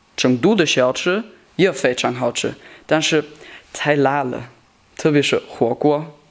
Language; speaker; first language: Chinese; non-native, learner; German